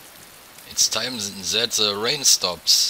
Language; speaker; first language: English; non-native, fluent; German